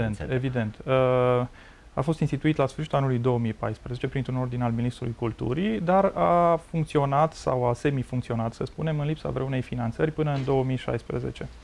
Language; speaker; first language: Romanian; native; Romanian